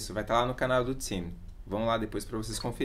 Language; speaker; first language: Portuguese; native; Portuguese